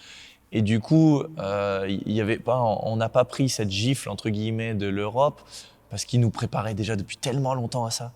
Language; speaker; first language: French; native; French